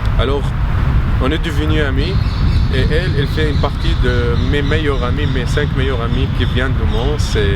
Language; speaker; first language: French; non-native, fluent; Arabic